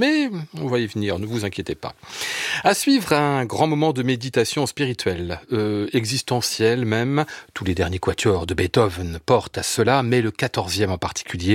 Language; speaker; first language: French; native; French